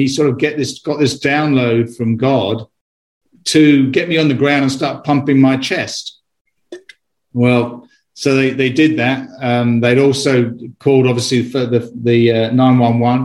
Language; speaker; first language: English; native; English